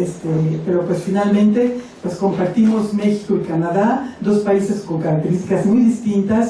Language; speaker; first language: Spanish; native; Spanish